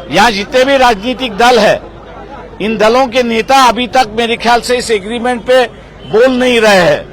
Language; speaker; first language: Hindi; non-native, local second language; Marathi